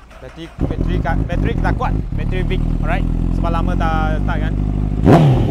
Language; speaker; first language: Malay; non-native, local second language; Chinese